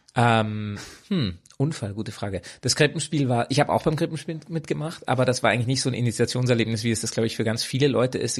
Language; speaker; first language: German; native; German